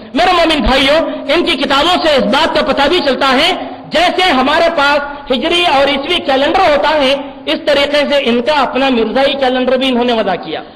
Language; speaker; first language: Urdu; native; Urdu